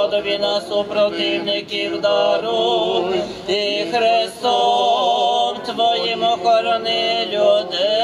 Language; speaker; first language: Ukrainian; native; Ukrainian